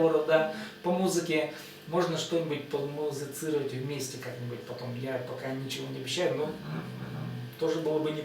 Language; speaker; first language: Russian; native; Russian